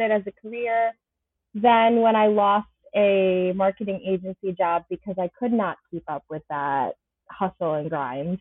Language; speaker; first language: English; native; English